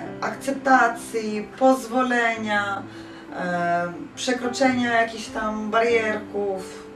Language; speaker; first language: Polish; non-native, fluent; Ukrainian